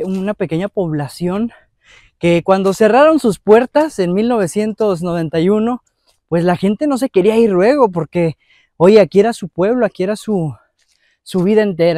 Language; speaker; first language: Spanish; native; Spanish